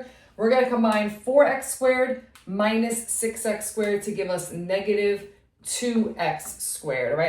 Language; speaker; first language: English; native; English